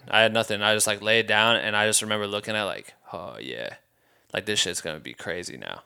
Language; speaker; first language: English; native; English